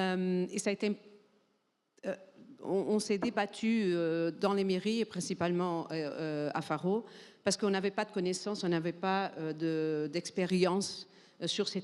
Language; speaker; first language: French; non-native, fluent; Portuguese